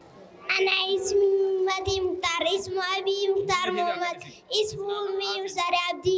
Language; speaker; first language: Arabic; non-native, learner; Oromo